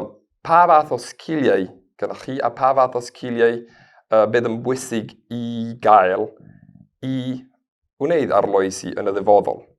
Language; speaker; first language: Welsh; non-native, fluent; Spanish